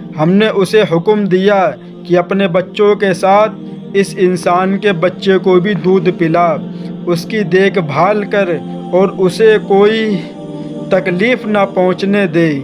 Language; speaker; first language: Urdu; native; Urdu